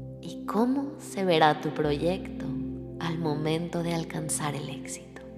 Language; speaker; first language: Spanish; native; Spanish